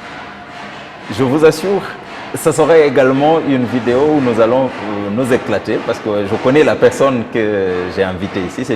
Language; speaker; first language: French; non-native, fluent; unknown